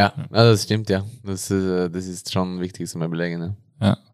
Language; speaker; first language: German; non-native, learner; Norwegian